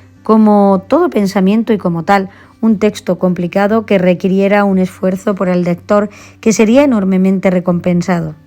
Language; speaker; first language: Spanish; native; Spanish